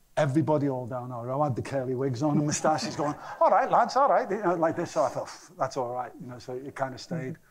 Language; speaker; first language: English; native; English